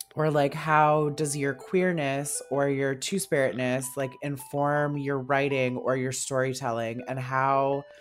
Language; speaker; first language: English; native; English